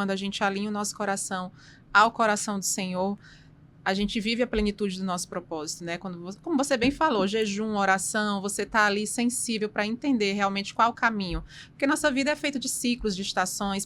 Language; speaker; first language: Portuguese; native; Portuguese